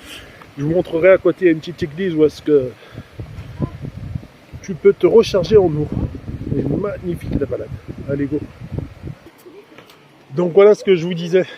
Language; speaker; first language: French; native; French